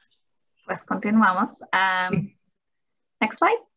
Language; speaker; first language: Spanish; early bilingual, heritage; English